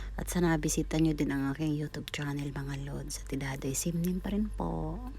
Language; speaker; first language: Filipino; non-native, local second language; Cebuano